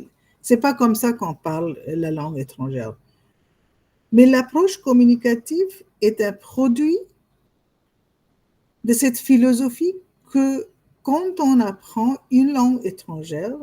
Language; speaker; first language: French; non-native, fluent; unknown